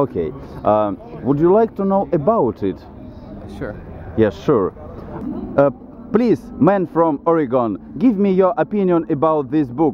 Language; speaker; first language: English; non-native, learner; Russian